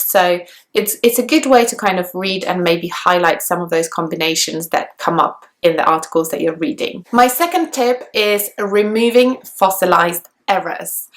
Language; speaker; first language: English; non-native, fluent; Polish